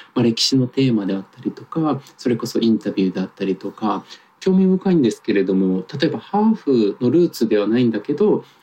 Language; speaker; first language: Japanese; native; Japanese